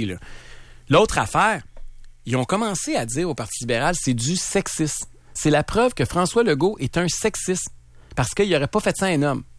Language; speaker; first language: French; native; French